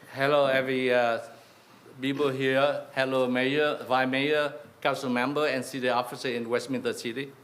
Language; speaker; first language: English; non-native, learner; Vietnamese